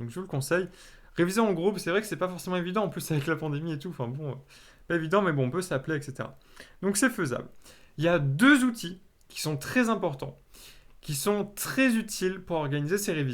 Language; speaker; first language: French; native; French